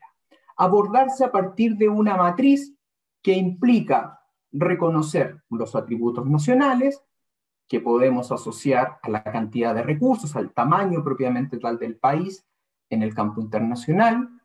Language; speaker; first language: Spanish; native; Spanish